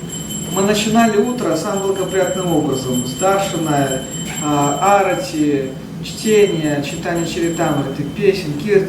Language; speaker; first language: Russian; native; Russian